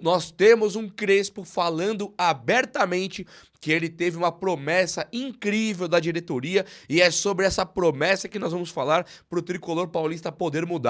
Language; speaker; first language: Portuguese; native; Portuguese